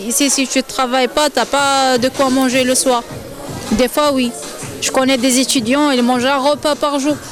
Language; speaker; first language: French; non-native, local second language; Arabic